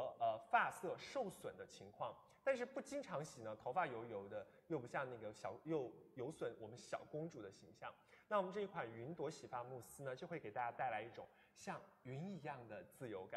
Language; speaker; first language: Chinese; native; Chinese